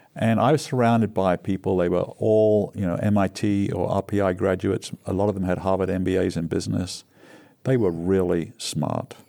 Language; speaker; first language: English; native; English